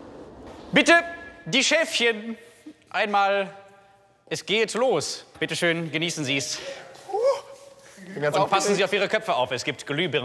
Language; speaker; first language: German; native; German